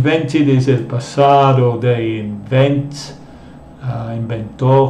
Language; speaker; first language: Spanish; non-native, fluent; English